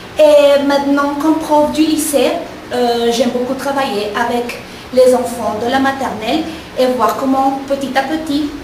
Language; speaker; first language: French; non-native, local second language; Spanish